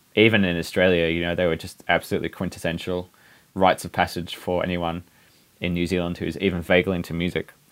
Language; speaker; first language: English; native; English